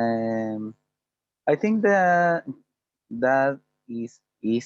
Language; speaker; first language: English; non-native, learner; Spanish